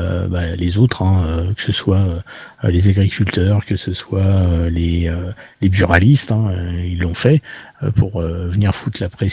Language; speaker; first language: French; native; French